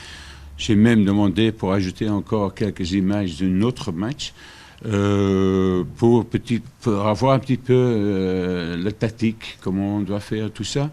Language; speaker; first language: French; non-native, fluent; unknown